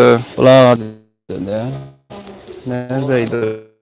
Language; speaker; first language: Turkish; early bilingual, heritage; Turkmen